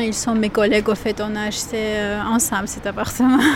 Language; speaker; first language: French; non-native, learner; Georgian